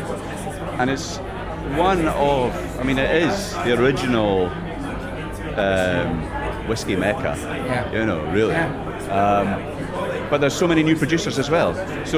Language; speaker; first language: English; native; English